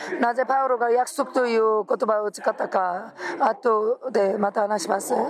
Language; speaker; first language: Japanese; non-native, fluent; Korean